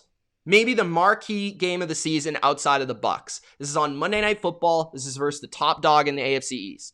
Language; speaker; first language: English; native; English